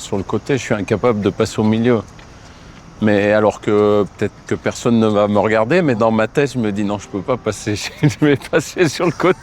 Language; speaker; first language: French; native; French